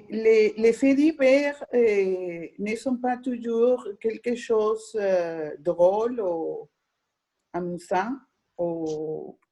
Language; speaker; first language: French; non-native, learner; Spanish